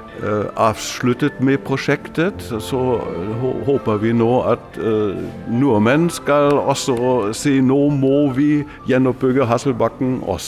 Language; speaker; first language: Norwegian; non-native, fluent; German